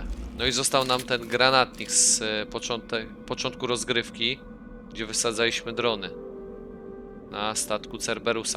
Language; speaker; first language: Polish; native; Polish